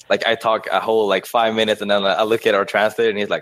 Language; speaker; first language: English; non-native, fluent; Swedish